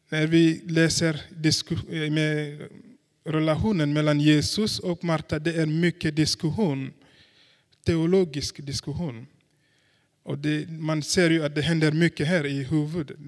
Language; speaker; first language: Swedish; non-native, fluent; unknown